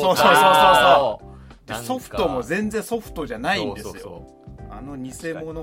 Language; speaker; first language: Japanese; native; Japanese